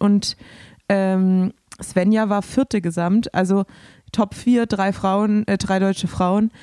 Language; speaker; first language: German; native; German